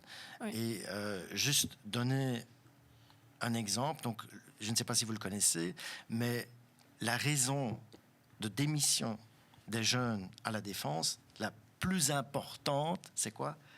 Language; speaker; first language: French; non-native, local second language; German